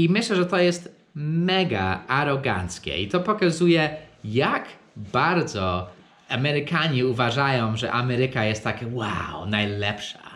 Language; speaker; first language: Polish; non-native, fluent; English